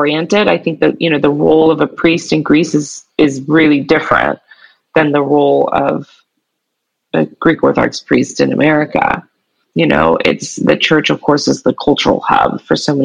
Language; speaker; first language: English; native; English